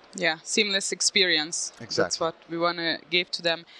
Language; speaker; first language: English; non-native, fluent; Hungarian